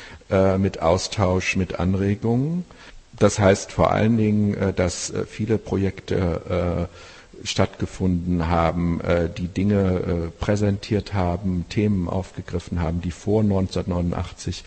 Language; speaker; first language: German; native; German